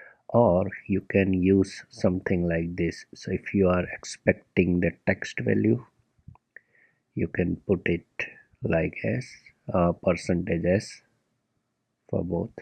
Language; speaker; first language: English; non-native, local second language; Gujarati